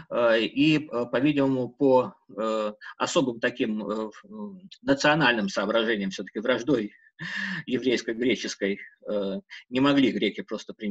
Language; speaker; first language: Russian; native; Russian